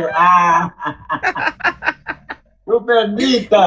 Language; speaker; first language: Spanish; non-native, learner; Haitian Creole